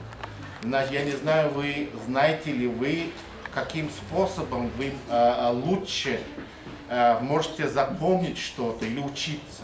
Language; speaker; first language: Russian; non-native, fluent; Mongolian